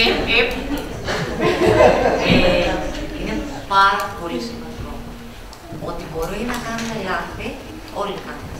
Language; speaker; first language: Greek; native; Greek